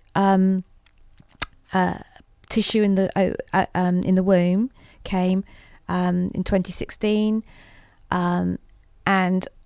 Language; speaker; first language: English; native; English